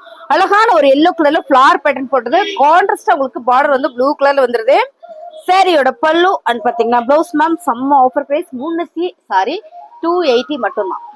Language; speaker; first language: Tamil; native; Tamil